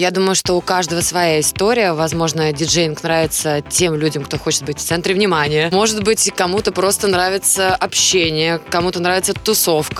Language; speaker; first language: Russian; native; Russian